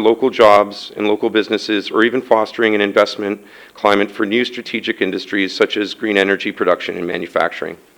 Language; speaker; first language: English; native; English